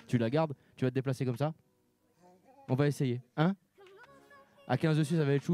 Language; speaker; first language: French; native; French